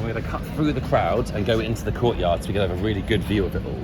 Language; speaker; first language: English; native; English